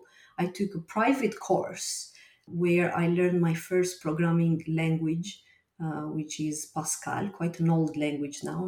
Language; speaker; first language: English; non-native, fluent; Albanian